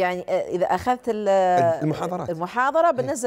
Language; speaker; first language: Arabic; native; Arabic